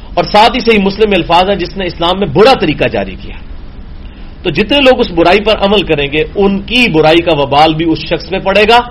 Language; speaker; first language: Urdu; non-native, local second language; Punjabi